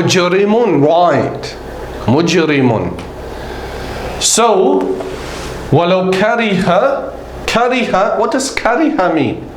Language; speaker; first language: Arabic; non-native, fluent; English